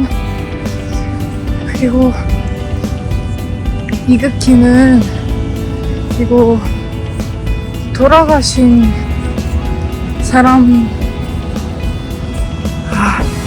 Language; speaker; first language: Korean; non-native, learner; Ukrainian